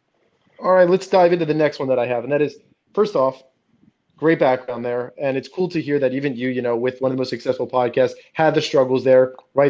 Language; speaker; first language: English; native; English